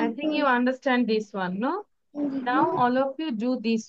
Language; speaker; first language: English; non-native, fluent; Bangla